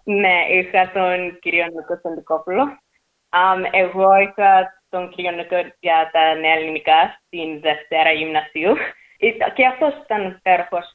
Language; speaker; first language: Greek; early bilingual, heritage; English